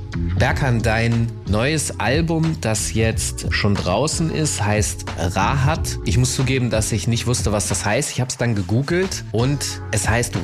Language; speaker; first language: German; native; German